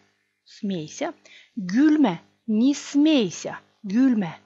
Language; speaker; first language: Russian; non-native, local second language; Gagauz